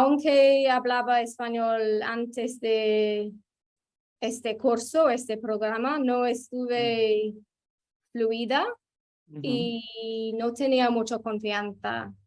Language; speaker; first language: Spanish; non-native, fluent; English